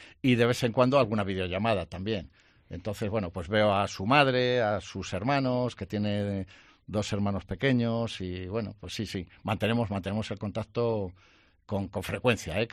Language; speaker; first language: Spanish; native; Spanish